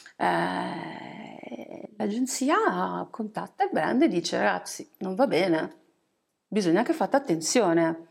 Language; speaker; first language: Italian; early bilingual, other home language; English